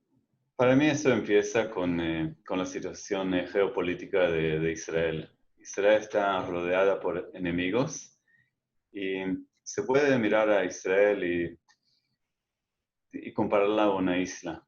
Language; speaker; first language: Spanish; non-native, fluent; Hebrew